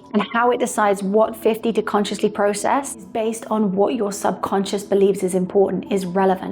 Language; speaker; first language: English; native; English